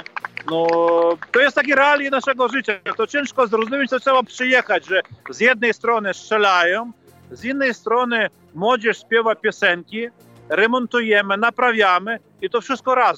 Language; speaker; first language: Polish; non-native, fluent; Ukrainian